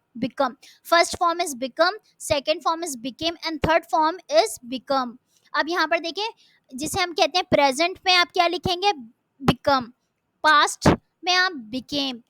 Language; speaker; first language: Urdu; native; Urdu